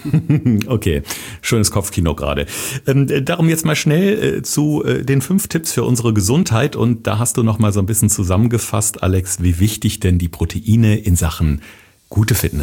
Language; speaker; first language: German; native; German